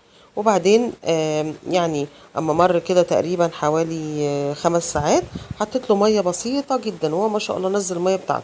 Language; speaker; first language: Arabic; native; Arabic